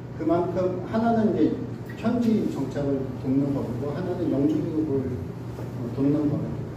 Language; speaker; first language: Korean; native; Korean